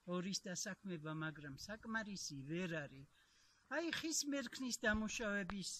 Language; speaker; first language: Georgian; non-native, local second language; Svan